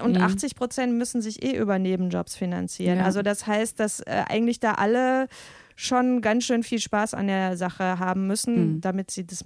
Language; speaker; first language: German; native; German